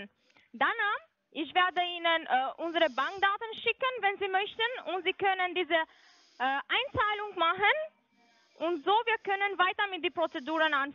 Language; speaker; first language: German; non-native, fluent; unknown